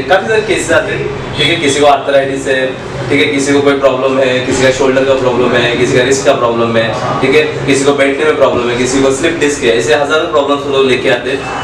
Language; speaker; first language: Hindi; native; Hindi